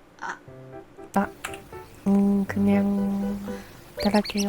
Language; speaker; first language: Korean; non-native, learner; Chinese